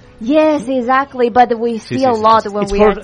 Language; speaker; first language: English; non-native, learner; Chinese